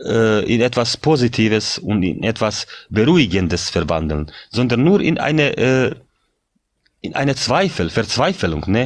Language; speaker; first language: German; non-native, fluent; Bosnian